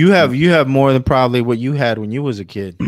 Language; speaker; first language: English; native; English